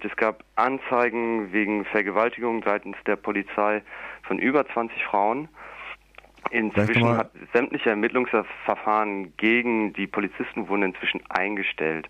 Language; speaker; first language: German; native; German